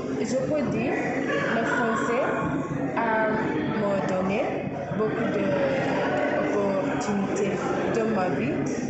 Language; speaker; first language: French; non-native, learner; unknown